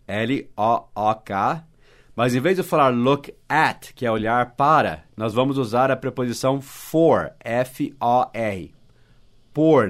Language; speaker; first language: Portuguese; non-native, fluent; English